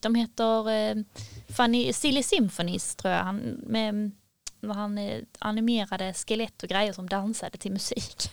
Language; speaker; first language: Swedish; native; Swedish